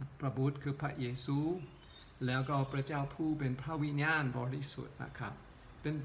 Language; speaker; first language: Thai; non-native, local second language; Northeastern Thai